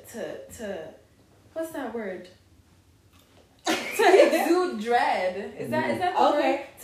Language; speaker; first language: English; non-native, local second language; Akan